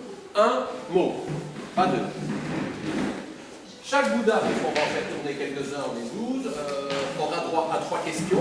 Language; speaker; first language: French; native; French